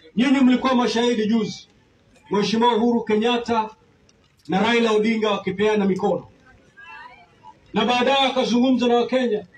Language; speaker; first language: Swahili; native; Swahili